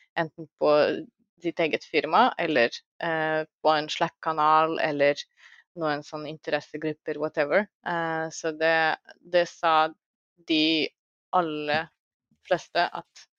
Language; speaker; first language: Norwegian; non-native, fluent; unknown